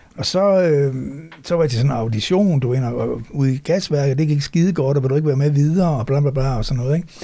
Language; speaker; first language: Danish; native; Danish